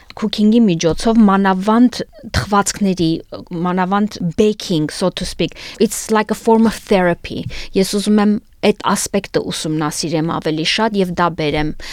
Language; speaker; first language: Armenian; native; Armenian